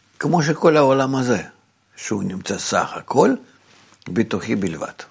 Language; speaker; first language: Hebrew; non-native, fluent; Russian